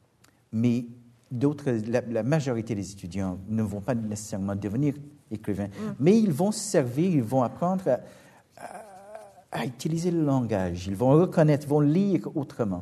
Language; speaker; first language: French; non-native, fluent; English